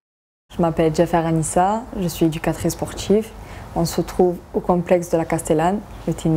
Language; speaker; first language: French; native; French